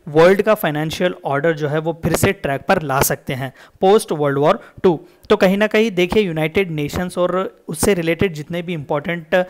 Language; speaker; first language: Hindi; non-native, local second language; Telugu